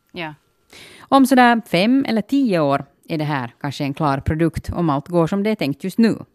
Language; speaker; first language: Swedish; native; Swedish